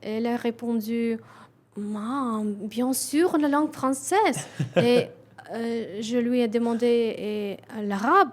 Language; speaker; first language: French; non-native, fluent; Russian